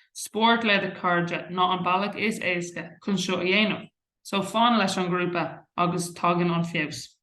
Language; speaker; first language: Irish; non-native, local second language; English